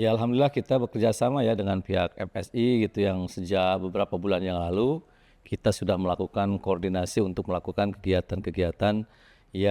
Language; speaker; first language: Indonesian; native; Indonesian